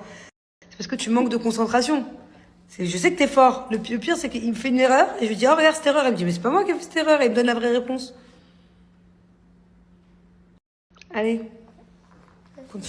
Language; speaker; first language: French; native; French